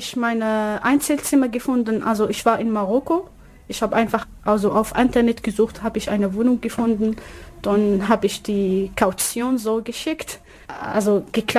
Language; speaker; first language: German; non-native, learner; Arabic